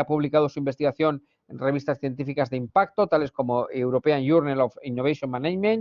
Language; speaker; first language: Spanish; native; Spanish